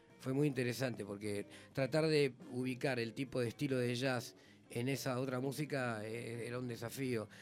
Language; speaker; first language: Spanish; native; Spanish